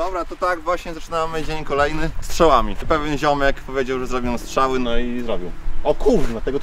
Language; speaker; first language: Polish; native; Polish